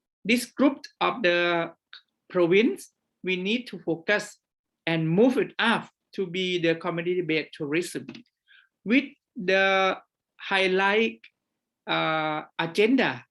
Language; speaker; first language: English; non-native, fluent; Thai